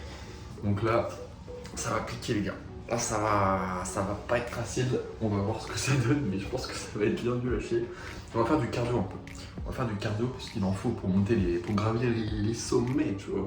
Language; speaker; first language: French; native; French